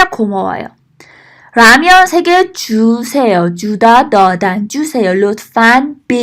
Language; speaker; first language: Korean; non-native, fluent; Persian